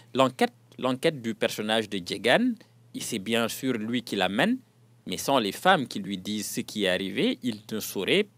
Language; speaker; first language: French; non-native, local second language; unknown